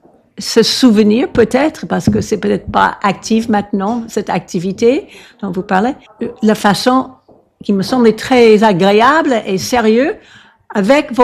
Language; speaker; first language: French; non-native, fluent; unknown